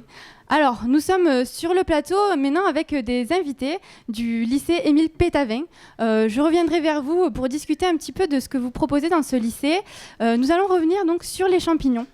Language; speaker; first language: French; native; French